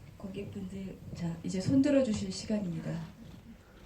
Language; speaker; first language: Korean; native; Korean